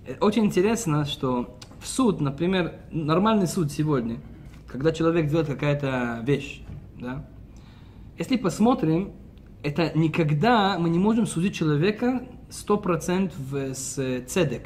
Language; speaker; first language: Russian; early bilingual, heritage; Russian